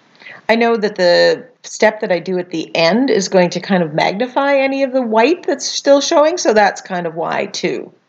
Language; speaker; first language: English; native; English